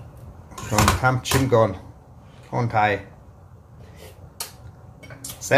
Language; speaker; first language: Thai; non-native, learner; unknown